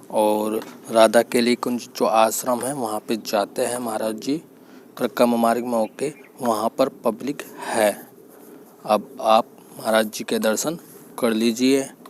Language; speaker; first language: Hindi; native; Hindi